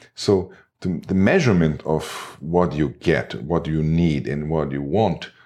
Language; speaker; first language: English; non-native, fluent; Portuguese